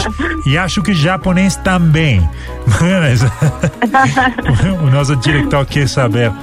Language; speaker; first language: Portuguese; non-native, fluent; Spanish